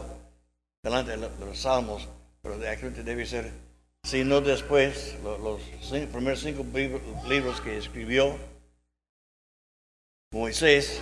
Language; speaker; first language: Spanish; non-native, learner; English